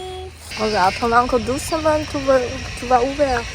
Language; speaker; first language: French; non-native, fluent; Chinese